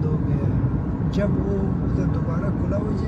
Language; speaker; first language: Hindi; non-native, learner; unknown